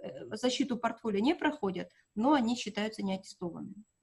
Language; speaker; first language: Russian; non-native, local second language; Kazakh